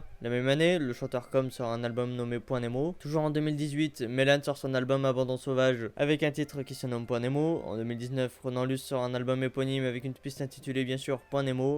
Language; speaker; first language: French; native; French